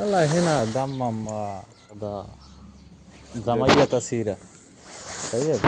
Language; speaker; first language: Arabic; non-native, learner; Bangla